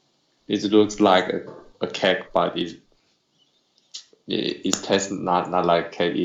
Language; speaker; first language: English; non-native, learner; Chinese